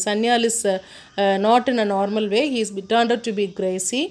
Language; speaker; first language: English; non-native, local second language; Tamil